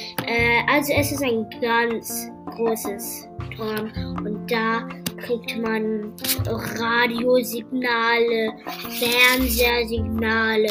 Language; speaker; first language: German; non-native, learner; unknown